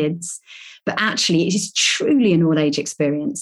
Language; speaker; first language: English; native; English